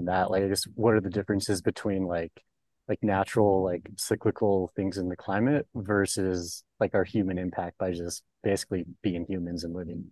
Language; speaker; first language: English; native; English